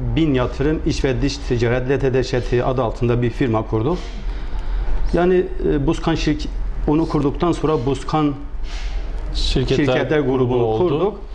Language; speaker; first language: Turkish; native; Turkish